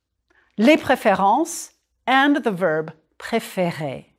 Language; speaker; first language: French; non-native, fluent; English